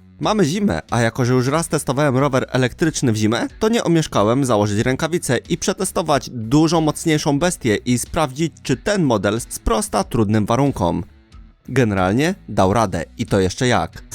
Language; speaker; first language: Polish; native; Polish